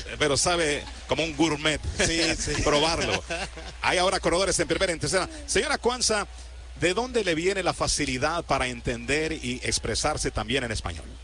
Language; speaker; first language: Spanish; native; Spanish